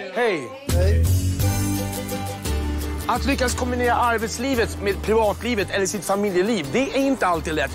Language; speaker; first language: Swedish; native; Swedish